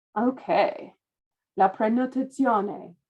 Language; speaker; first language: Italian; non-native, learner; English